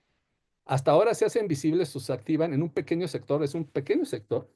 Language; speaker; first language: Spanish; native; Spanish